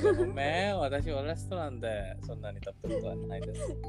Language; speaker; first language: Japanese; non-native, learner; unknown